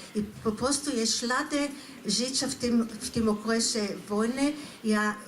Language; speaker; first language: Polish; non-native, fluent; Hebrew